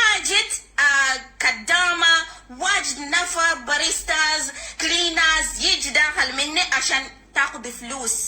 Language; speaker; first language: Arabic; non-native, learner; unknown